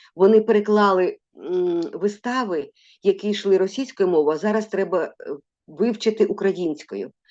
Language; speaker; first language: Ukrainian; non-native, local second language; Russian